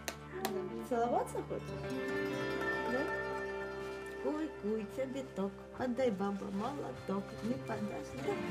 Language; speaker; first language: Russian; native; Russian